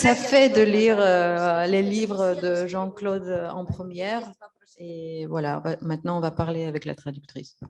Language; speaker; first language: French; non-native, fluent; Russian